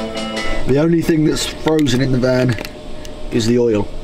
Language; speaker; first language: English; native; English